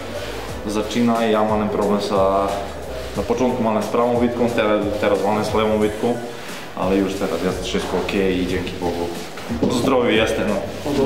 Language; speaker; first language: Polish; non-native, fluent; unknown